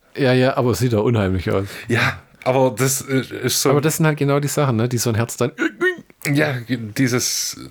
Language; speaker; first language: German; native; German